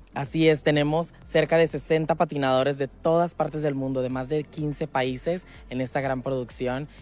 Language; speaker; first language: Spanish; native; Spanish